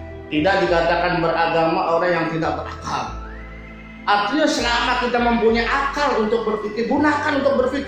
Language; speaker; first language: Indonesian; native; Indonesian